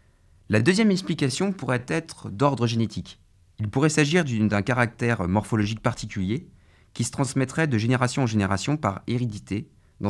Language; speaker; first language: French; native; French